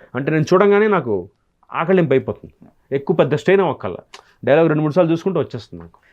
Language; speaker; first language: Telugu; native; Telugu